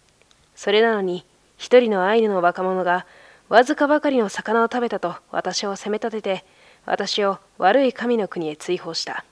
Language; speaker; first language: Japanese; native; Japanese